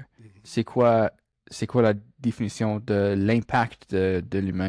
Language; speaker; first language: French; non-native, local second language; English